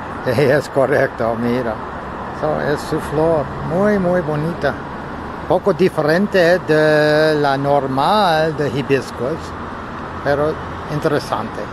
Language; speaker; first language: Spanish; non-native, learner; English